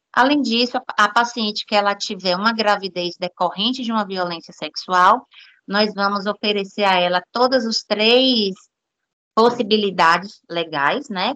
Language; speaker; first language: Portuguese; native; Portuguese